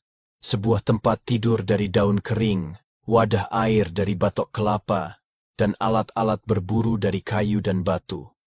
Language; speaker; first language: Indonesian; native; Indonesian